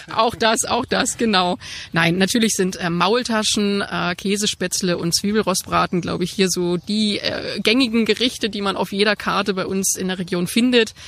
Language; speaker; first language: German; native; German